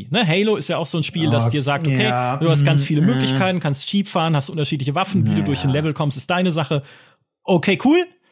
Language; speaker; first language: German; native; German